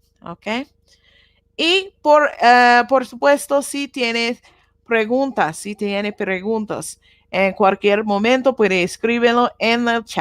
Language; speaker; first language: Spanish; non-native, learner; Japanese